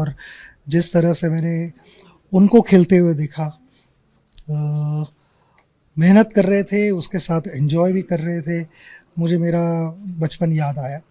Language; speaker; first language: Hindi; non-native, local second language; Marathi